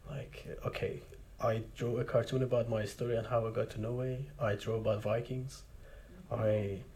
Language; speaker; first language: English; non-native, fluent; Persian